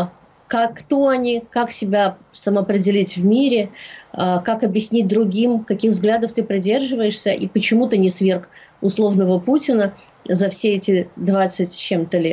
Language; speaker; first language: Russian; native; Russian